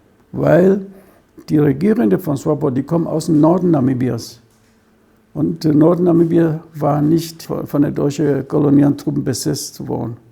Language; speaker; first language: German; non-native, fluent; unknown